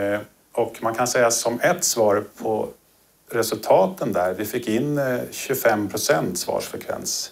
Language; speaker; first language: Swedish; native; Swedish